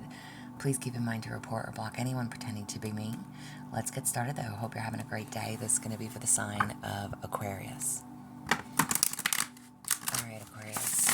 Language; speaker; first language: English; native; English